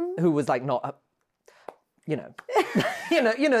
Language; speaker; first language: English; native; English